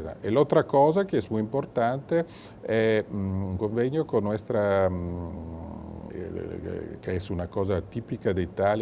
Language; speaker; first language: Spanish; non-native, fluent; Italian